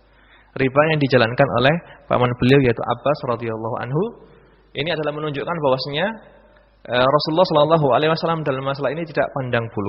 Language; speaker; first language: Indonesian; native; Indonesian